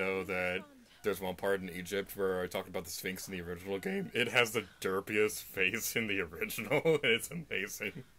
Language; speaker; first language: English; native; English